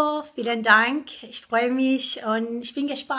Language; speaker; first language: German; non-native, fluent; Persian